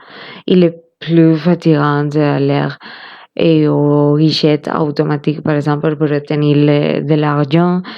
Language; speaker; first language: French; non-native, learner; Spanish